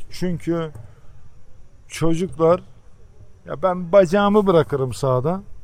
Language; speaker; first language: Turkish; early bilingual, heritage; Turkish